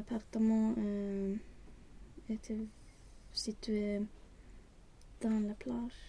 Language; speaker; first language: French; non-native, learner; Swedish